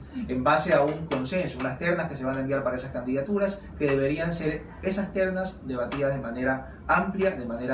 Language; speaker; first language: Spanish; native; Spanish